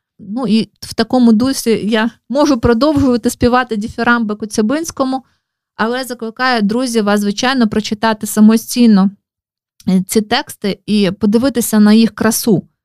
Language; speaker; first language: Ukrainian; non-native, local second language; Russian